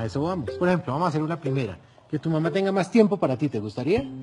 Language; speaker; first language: Spanish; native; Spanish